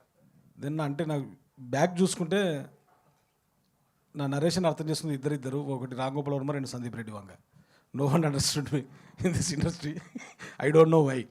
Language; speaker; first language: Telugu; native; Telugu